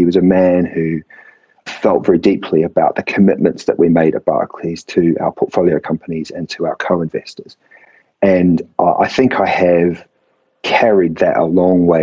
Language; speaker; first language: English; native; English